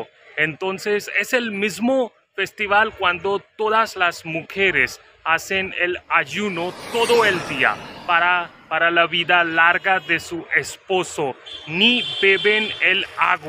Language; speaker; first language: Spanish; non-native, fluent; Hindi